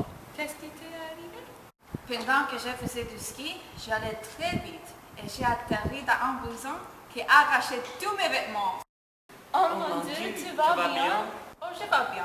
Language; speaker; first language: French; non-native, learner; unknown